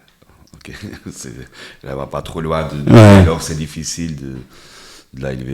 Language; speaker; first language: French; non-native, fluent; Portuguese